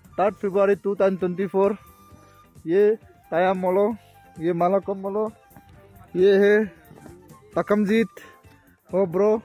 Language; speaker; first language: Hindi; non-native, local second language; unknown